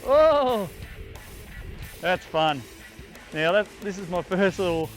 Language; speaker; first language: English; native; English